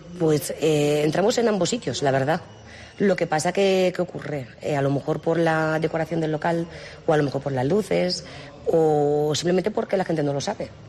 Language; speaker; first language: Spanish; non-native, fluent; Romanian